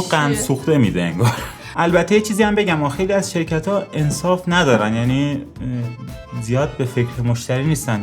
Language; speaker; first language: Persian; native; Persian